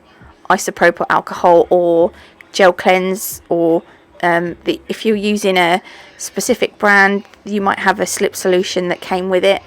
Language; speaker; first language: English; native; English